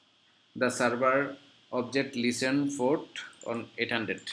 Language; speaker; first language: English; non-native, local second language; Bangla